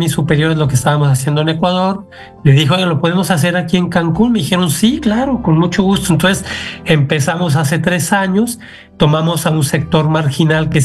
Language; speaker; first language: Spanish; native; Spanish